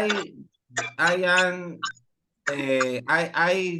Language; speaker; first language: English; non-native, learner; Spanish